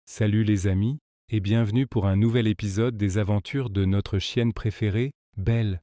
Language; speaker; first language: French; native; French